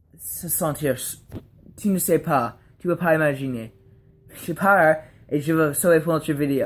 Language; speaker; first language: French; non-native, learner; English